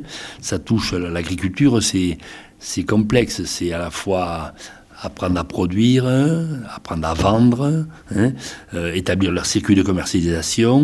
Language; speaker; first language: French; native; French